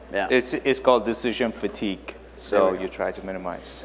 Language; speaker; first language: English; non-native, fluent; German